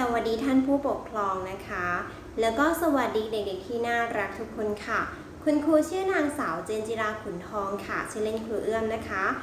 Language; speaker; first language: Thai; native; Thai